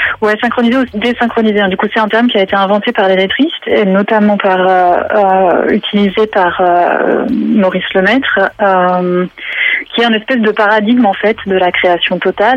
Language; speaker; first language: French; native; French